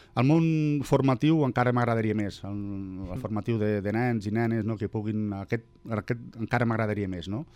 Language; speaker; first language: Catalan; native; Catalan